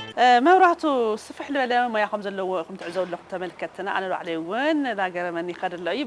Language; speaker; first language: Tigrinya; native; Tigrinya